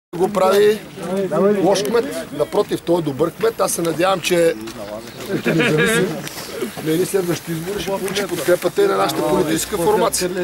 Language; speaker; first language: Bulgarian; native; Bulgarian